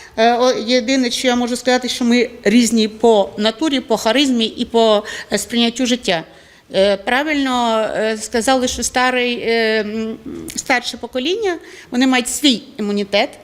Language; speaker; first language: Ukrainian; native; Ukrainian